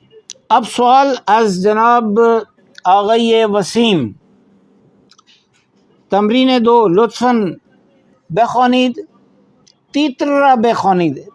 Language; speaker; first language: Persian; non-native, fluent; Urdu